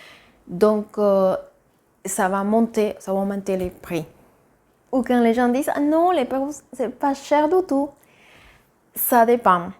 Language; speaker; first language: French; non-native, fluent; Spanish